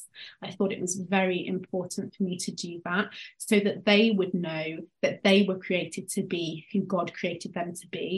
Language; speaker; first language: English; native; English